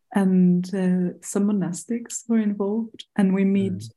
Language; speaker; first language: English; non-native, fluent; German